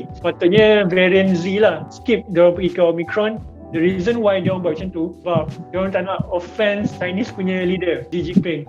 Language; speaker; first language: Malay; native; Malay